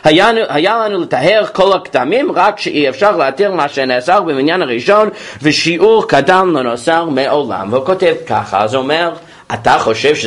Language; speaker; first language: Hebrew; non-native, fluent; English